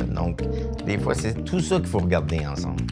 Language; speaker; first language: French; native; French